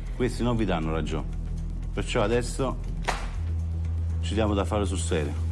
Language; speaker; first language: Italian; native; Italian